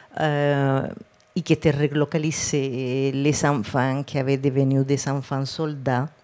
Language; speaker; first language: French; non-native, fluent; Spanish